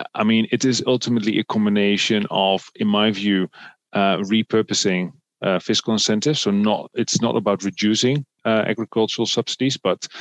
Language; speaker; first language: English; non-native, fluent; Dutch